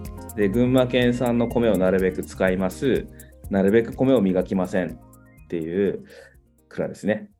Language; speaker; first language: Japanese; native; Japanese